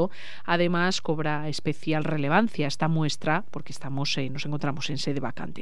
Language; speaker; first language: Spanish; native; Spanish